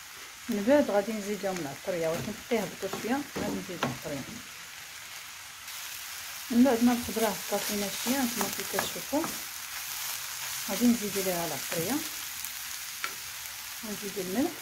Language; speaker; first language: Arabic; native; Arabic